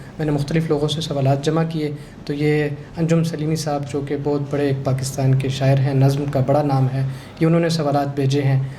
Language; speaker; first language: Urdu; native; Urdu